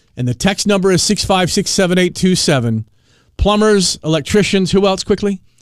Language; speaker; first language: English; native; English